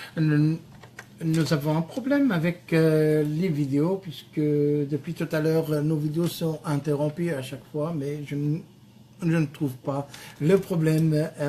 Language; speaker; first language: French; non-native, local second language; Arabic